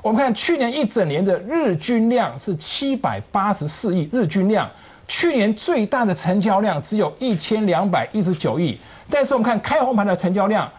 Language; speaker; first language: Chinese; native; Chinese